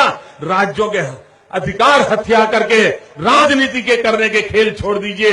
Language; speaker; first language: Hindi; native; Hindi